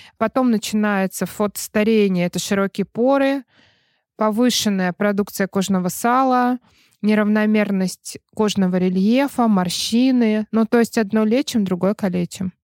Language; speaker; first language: Russian; native; Russian